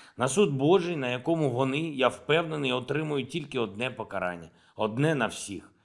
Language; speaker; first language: Ukrainian; non-native, local second language; Russian